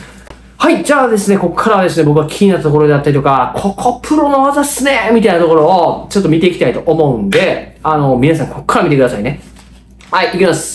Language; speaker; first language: Japanese; native; Japanese